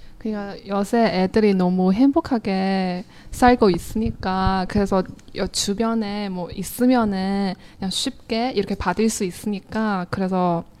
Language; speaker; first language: Korean; non-native, fluent; Chinese